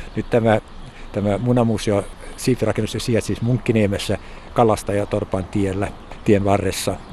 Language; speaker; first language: Finnish; non-native, local second language; Swedish